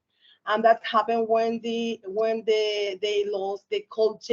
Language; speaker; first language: English; non-native, learner; Spanish